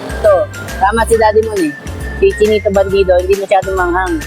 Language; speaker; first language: Filipino; native; Filipino